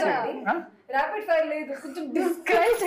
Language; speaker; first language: Telugu; non-native, fluent; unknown